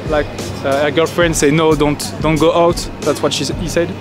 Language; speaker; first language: English; non-native, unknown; French